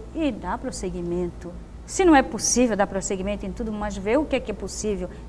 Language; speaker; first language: Portuguese; native; Portuguese